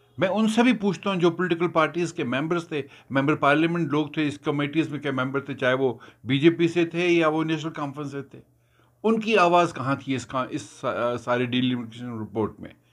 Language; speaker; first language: Hindi; non-native, local second language; Kashmiri